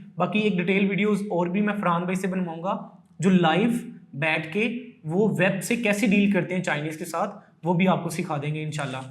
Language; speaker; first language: Urdu; non-native, local second language; Punjabi